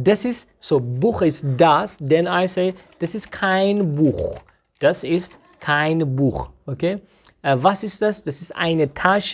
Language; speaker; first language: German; non-native, learner; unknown